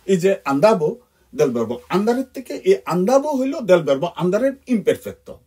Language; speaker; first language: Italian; non-native, fluent; Bangla